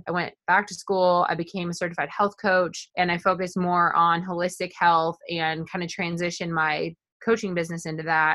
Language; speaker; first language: English; native; English